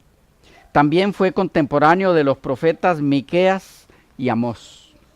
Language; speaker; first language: Spanish; native; Spanish